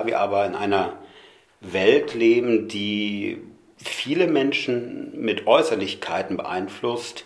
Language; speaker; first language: German; native; German